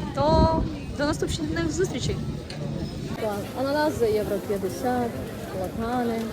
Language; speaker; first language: Ukrainian; non-native, local second language; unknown